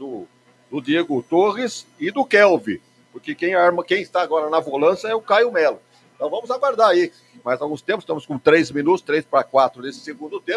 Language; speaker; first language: Portuguese; native; Portuguese